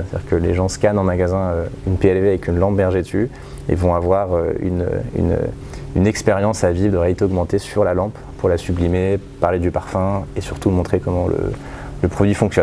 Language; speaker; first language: French; native; French